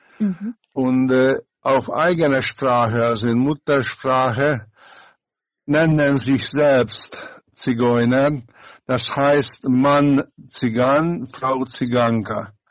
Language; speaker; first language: German; non-native, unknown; Hungarian